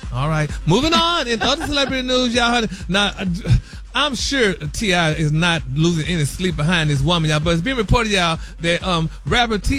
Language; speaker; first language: English; native; English